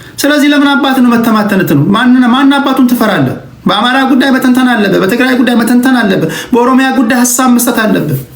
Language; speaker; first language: Amharic; native; Amharic